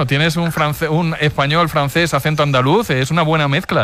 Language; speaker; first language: Spanish; native; Spanish